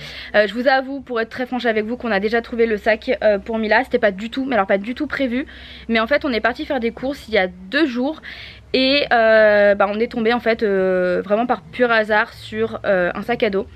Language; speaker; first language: French; native; French